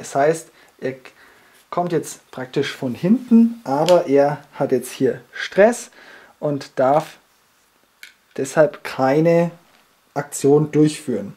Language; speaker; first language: German; native; German